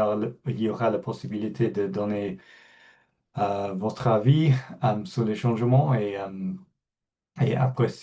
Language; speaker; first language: French; non-native, fluent; English